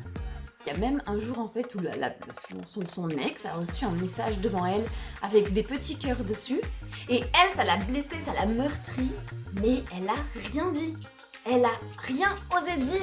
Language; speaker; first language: French; native; French